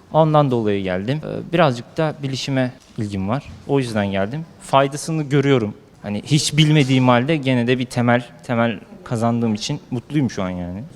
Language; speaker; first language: Turkish; native; Turkish